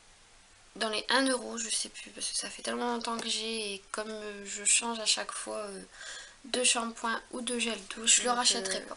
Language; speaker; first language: French; native; French